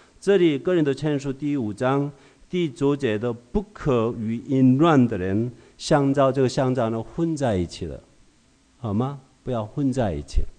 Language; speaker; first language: Chinese; non-native, fluent; Korean